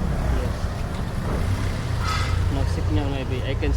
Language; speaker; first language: English; non-native, learner; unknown